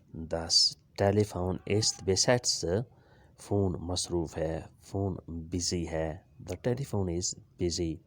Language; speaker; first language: Urdu; native; Urdu